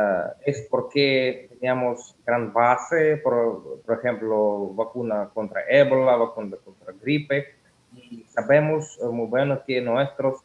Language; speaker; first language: Spanish; non-native, learner; Russian